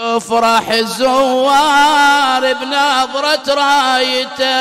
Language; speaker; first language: Arabic; native; Arabic